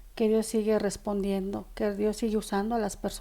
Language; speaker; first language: Spanish; native; Spanish